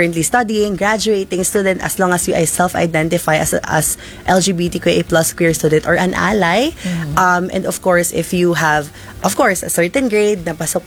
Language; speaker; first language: Filipino; native; Filipino